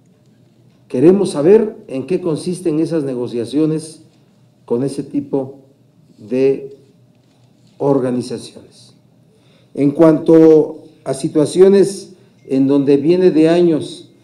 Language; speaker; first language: Spanish; native; Spanish